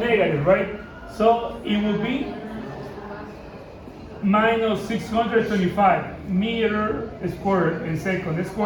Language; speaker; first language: English; non-native, fluent; Spanish